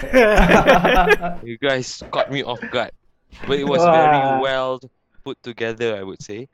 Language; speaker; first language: English; non-native, local second language; Malay